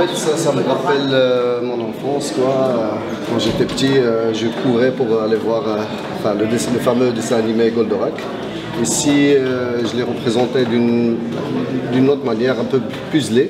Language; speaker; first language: French; non-native, local second language; Arabic